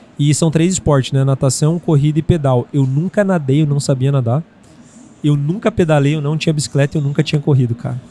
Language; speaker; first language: Portuguese; native; Portuguese